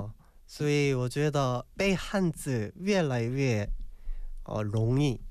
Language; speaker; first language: Chinese; non-native, learner; Korean